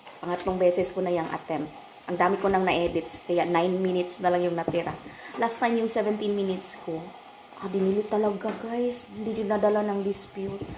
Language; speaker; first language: Filipino; non-native, local second language; Cebuano